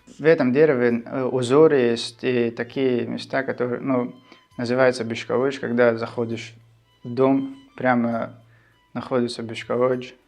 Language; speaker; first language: Russian; non-native, local second language; Shughni